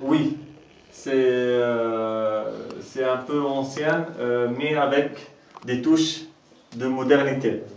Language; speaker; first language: French; non-native, local second language; Arabic